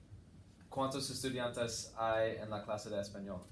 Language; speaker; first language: Spanish; non-native, learner; English